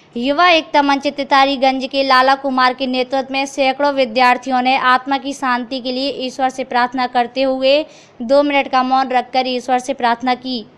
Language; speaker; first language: Hindi; native; Hindi